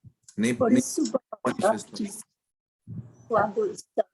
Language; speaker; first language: Portuguese; non-native, learner; Persian